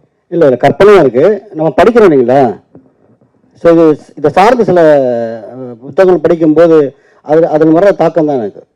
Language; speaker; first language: Tamil; native; Tamil